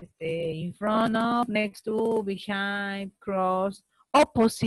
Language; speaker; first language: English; non-native, learner; Spanish